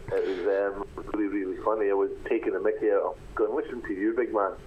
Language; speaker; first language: English; native; English